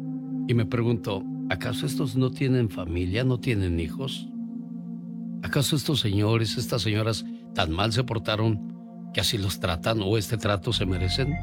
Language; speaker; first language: Spanish; native; Spanish